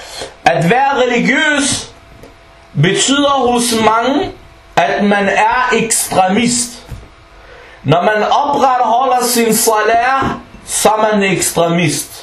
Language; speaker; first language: Danish; early bilingual, other home language; Arabic